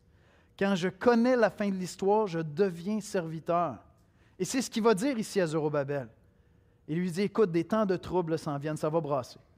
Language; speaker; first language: French; native; French